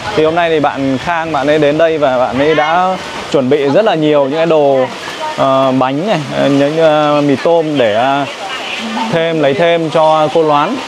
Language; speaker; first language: Vietnamese; native; Vietnamese